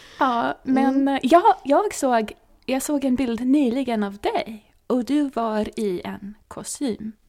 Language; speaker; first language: Swedish; non-native, fluent; English